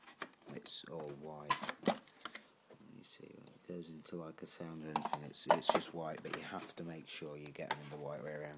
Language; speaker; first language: English; native; English